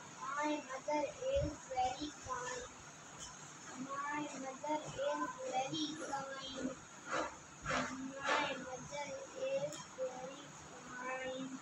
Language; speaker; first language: English; non-native, learner; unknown